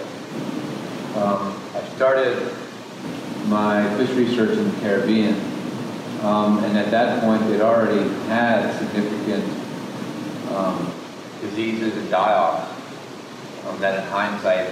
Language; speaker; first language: English; native; English